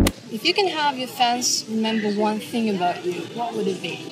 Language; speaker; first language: English; non-native, fluent; Russian